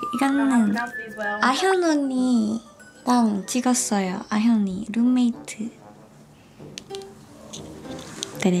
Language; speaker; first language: Korean; non-native, learner; Thai